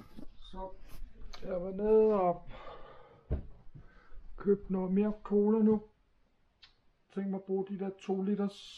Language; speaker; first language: Danish; non-native, fluent; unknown